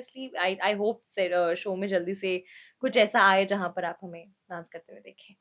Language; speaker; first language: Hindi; native; Hindi